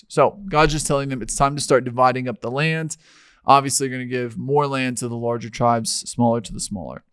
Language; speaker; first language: English; native; English